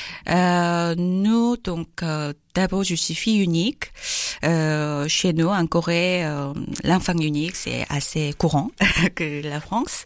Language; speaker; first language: French; non-native, learner; Korean